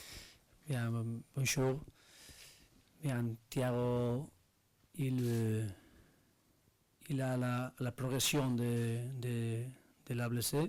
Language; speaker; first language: French; non-native, learner; Spanish